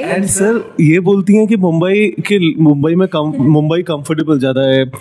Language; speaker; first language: Hindi; native; Hindi